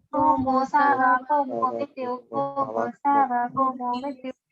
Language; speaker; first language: French; non-native, learner; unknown